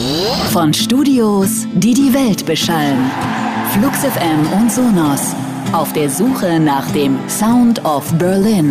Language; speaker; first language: German; native; German